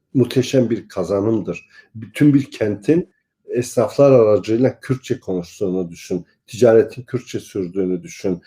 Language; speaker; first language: Turkish; non-native, local second language; Kurdish